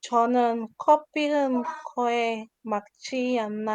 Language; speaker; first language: Korean; non-native, learner; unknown